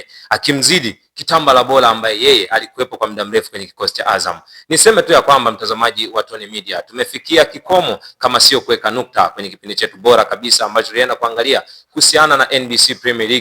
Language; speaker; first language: Swahili; native; Swahili